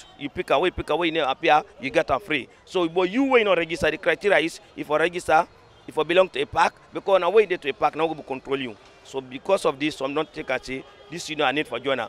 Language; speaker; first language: English; non-native, local second language; Krio